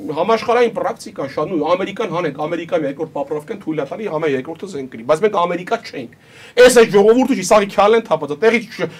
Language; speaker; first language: Armenian; native; Armenian